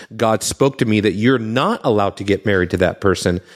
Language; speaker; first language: English; native; English